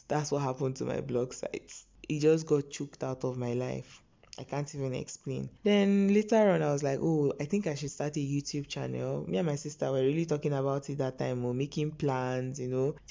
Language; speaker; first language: English; non-native, local second language; Igbo